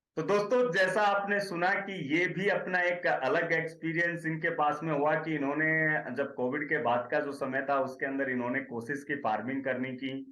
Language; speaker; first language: Hindi; native; Hindi